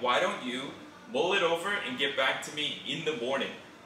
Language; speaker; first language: English; native; English